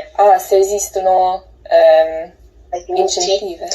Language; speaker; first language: Italian; non-native, learner; English